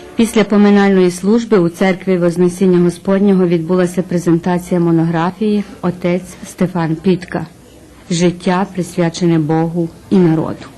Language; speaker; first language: Ukrainian; early bilingual, heritage; Ukrainian